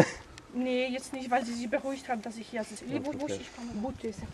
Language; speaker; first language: German; non-native, learner; Polish